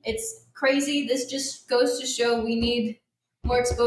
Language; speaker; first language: English; native; English